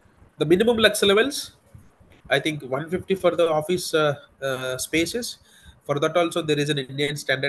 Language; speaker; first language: English; non-native, local second language; Telugu